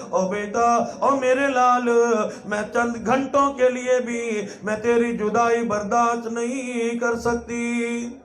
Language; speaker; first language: Urdu; non-native, local second language; Saraiki